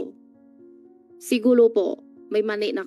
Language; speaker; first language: Filipino; non-native, learner; Chinese